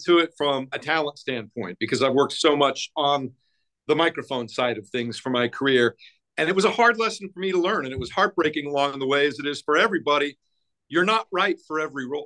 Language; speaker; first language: English; native; English